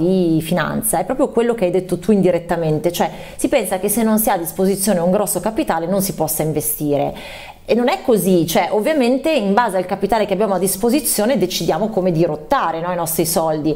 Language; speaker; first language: Italian; native; Italian